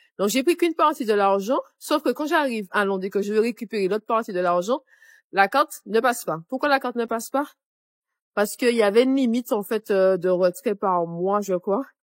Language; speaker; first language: French; native; French